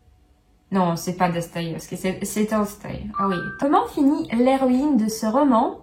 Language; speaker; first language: French; non-native, fluent; Russian